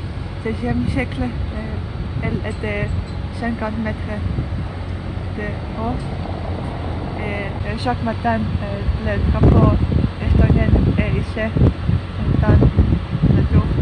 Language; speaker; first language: French; non-native, learner; Estonian